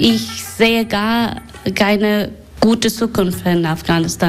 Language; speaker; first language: German; non-native, fluent; Persian